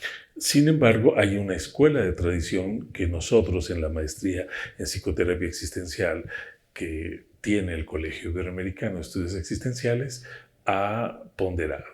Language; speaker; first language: Spanish; native; Spanish